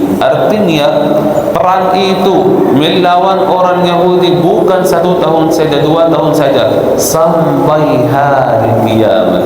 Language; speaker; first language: Indonesian; non-native, fluent; Arabic